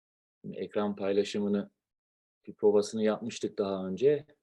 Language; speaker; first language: Turkish; native; Turkish